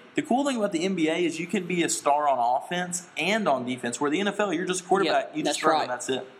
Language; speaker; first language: English; native; English